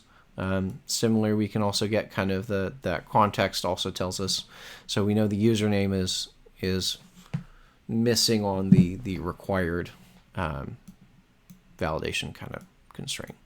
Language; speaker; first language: English; native; English